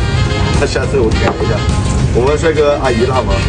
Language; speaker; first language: Chinese; native; Chinese